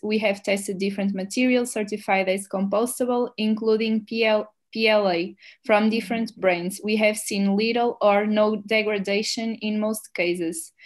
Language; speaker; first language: English; non-native, fluent; Portuguese